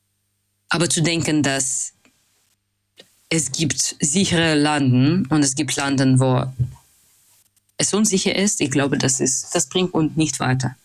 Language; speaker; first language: German; non-native, fluent; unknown